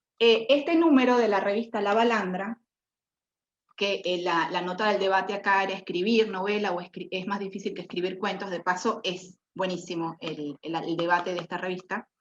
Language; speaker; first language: Spanish; native; Spanish